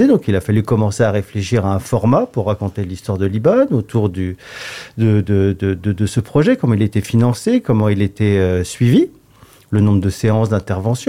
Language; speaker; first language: French; native; French